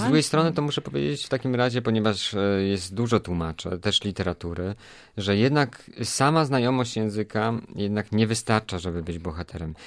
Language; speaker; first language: Polish; native; Polish